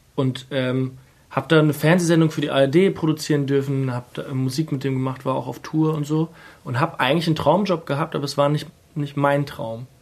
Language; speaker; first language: German; native; German